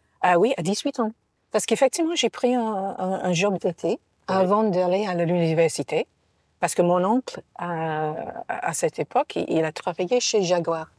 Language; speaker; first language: French; non-native, fluent; English